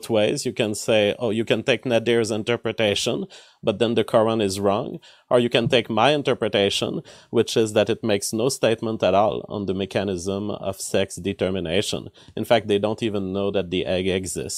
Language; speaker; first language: English; non-native, fluent; French